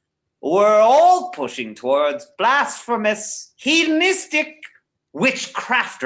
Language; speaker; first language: English; native; English